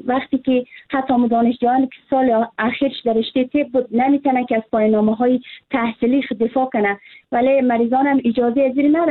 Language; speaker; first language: Persian; native; Persian